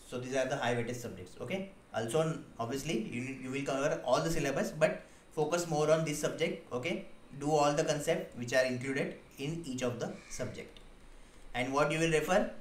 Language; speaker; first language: English; non-native, local second language; Hindi